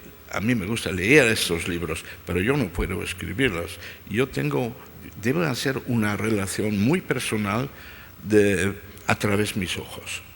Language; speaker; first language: Spanish; non-native, fluent; Dutch